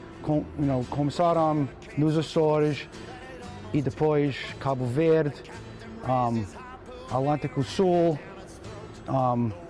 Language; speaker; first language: Portuguese; non-native, learner; English